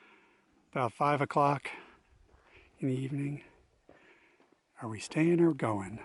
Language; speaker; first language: English; native; English